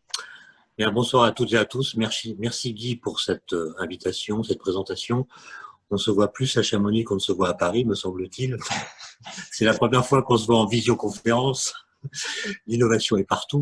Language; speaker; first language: French; native; French